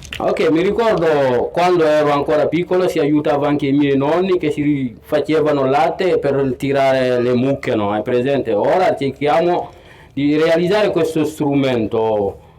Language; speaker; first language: Italian; non-native, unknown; Fula